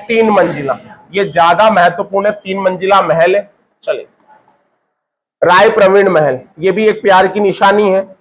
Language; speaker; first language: Hindi; native; Hindi